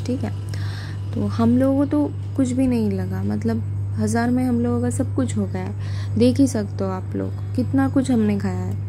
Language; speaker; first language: Hindi; non-native, local second language; Bangla